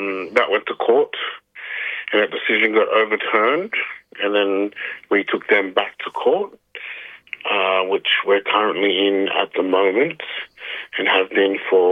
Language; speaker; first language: English; native; English